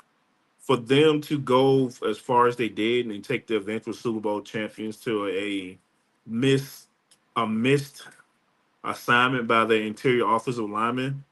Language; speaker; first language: English; native; English